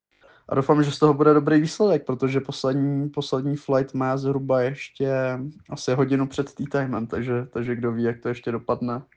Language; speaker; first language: Czech; native; Czech